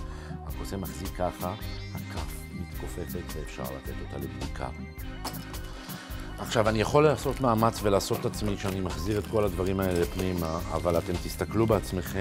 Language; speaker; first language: Hebrew; native; Hebrew